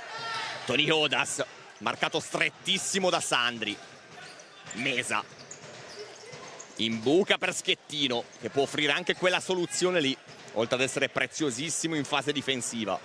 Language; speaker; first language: Italian; native; Italian